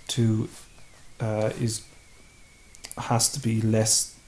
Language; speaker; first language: English; native; English